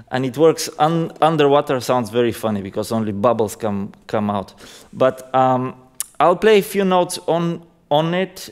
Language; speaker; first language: English; non-native, fluent; Bulgarian